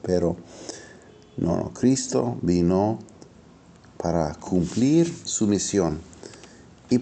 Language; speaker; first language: Spanish; non-native, fluent; English